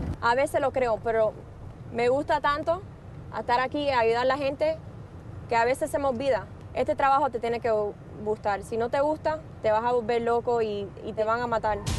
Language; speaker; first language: Spanish; early bilingual, heritage; Spanish